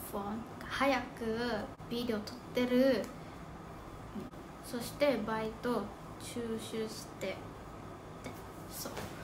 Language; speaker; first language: Japanese; non-native, fluent; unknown